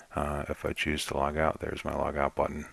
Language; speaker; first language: English; native; English